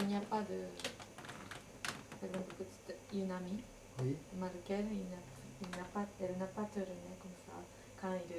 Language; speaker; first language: French; non-native, fluent; Japanese